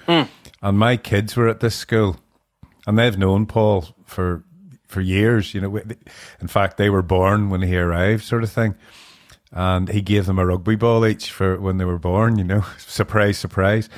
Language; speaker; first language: English; native; English